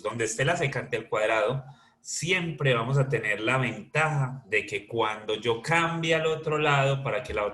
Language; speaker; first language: Spanish; native; Spanish